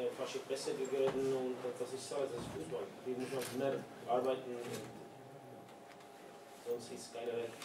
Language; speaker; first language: German; non-native, learner; Czech